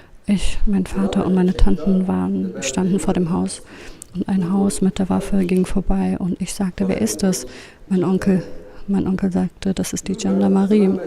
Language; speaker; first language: German; non-native, fluent; Kurdish